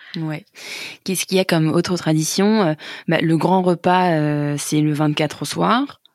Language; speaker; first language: French; native; French